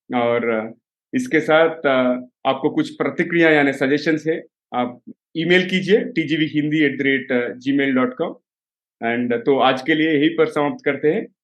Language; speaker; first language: Hindi; non-native, local second language; Telugu